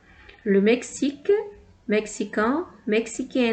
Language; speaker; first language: French; non-native, fluent; Portuguese